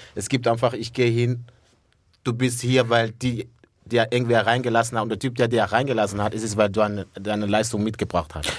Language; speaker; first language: German; early bilingual, other home language; Rundi